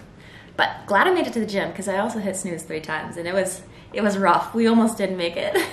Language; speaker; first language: English; native; English